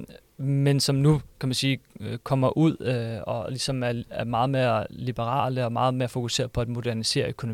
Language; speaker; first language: Danish; native; Danish